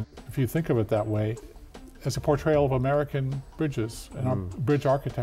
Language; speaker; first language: English; native; English